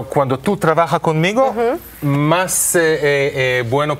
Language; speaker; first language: Spanish; non-native, learner; Hebrew